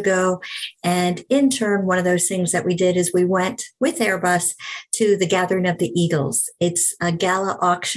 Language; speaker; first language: English; native; English